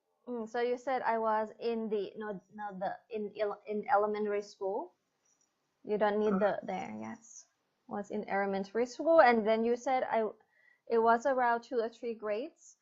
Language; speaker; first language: English; non-native, fluent; Thai